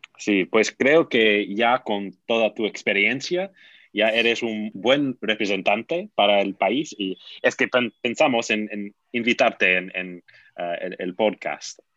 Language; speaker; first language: Spanish; non-native, fluent; English